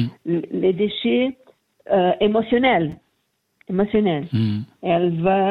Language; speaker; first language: French; non-native, learner; Portuguese